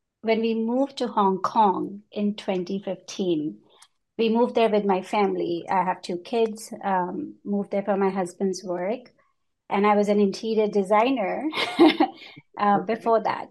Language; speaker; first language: English; non-native, local second language; Hindi